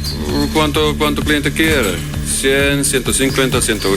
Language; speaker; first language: Spanish; non-native, learner; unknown